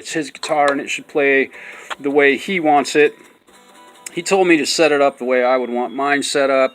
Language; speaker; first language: English; native; English